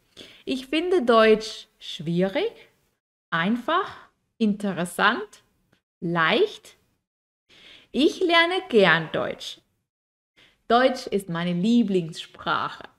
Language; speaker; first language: German; non-native, fluent; Spanish